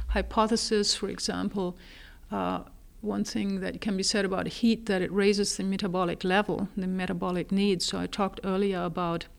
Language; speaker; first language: English; non-native, fluent; German